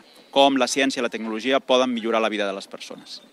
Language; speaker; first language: Catalan; native; Catalan